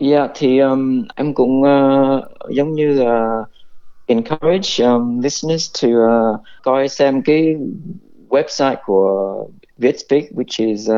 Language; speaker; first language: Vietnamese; early bilingual, heritage; Vietnamese